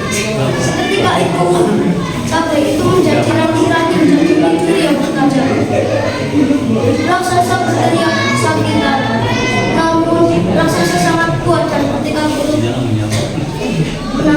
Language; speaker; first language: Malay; non-native, local second language; Javanese